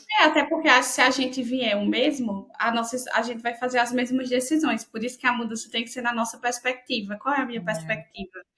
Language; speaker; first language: Portuguese; native; Portuguese